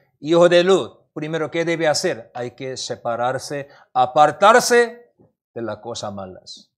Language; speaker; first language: Spanish; non-native, learner; Korean